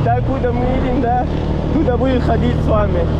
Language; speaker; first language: Russian; non-native, learner; Pashto